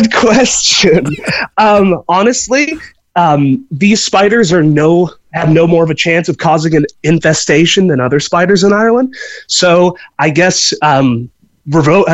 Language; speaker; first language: English; native; English